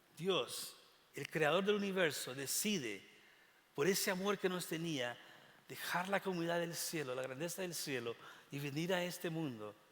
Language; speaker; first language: Spanish; native; Spanish